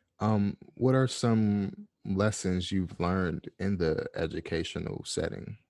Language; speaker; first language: English; native; English